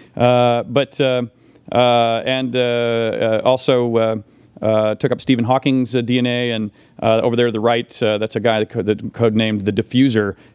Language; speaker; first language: English; native; English